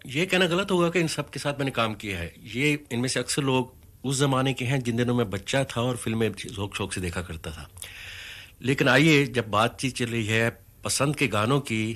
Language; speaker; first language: Hindi; native; Hindi